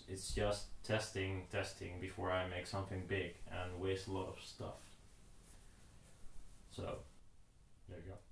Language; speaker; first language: English; non-native, fluent; Dutch